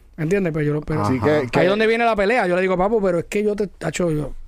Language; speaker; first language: Spanish; native; Spanish